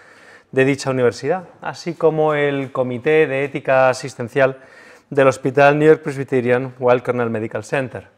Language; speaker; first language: Spanish; native; Spanish